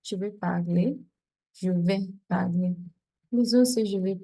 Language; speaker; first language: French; non-native, fluent; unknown